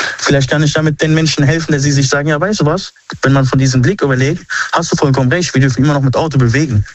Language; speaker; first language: German; early bilingual, other home language; Arabic